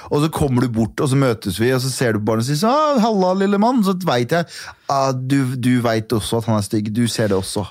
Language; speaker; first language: Norwegian; early bilingual, other home language; Kurdish